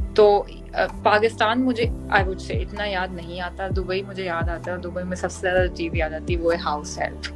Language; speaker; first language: Urdu; native; Urdu